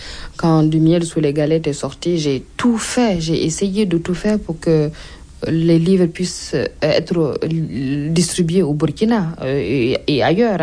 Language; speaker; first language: French; non-native, local second language; Mossi